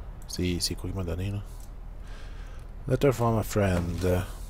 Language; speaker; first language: French; native; French